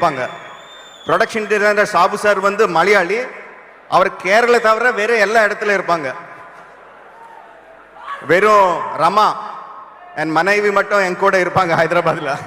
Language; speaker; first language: Tamil; non-native, local second language; Telugu